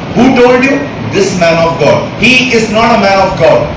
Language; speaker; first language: English; non-native, local second language; Hindi